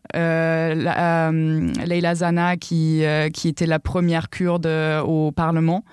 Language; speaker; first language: French; non-native, fluent; German